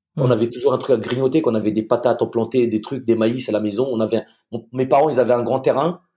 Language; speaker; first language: French; native; French